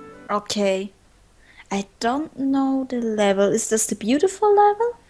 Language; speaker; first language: English; non-native, learner; German